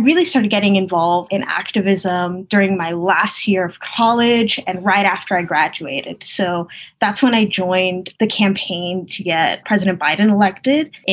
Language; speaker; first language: English; early bilingual, other home language; Spanish